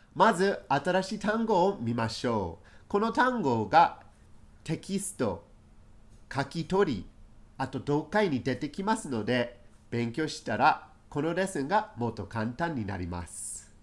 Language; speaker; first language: Japanese; non-native, fluent; English